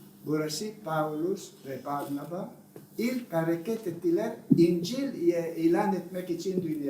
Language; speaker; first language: Turkish; non-native, learner; Italian